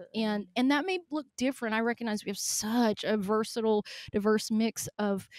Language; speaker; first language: English; native; English